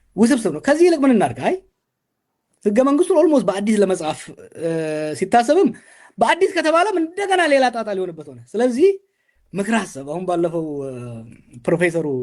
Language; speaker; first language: Amharic; non-native, local second language; Oromo